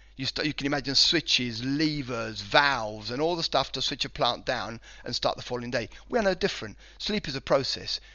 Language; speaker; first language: English; non-native, fluent; Spanish